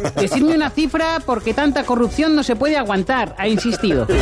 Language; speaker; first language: Spanish; native; Spanish